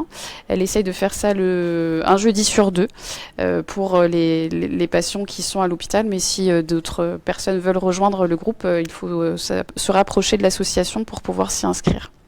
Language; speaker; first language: French; native; French